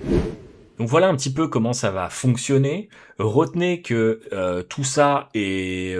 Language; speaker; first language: French; native; French